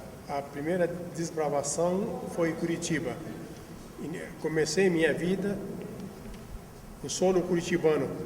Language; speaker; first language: Portuguese; non-native, fluent; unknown